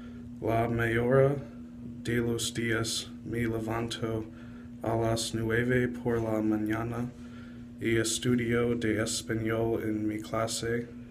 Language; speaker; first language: Spanish; non-native, learner; English